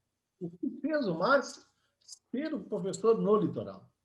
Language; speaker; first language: Portuguese; native; Portuguese